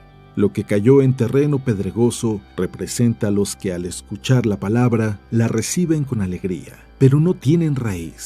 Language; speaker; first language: Spanish; native; Spanish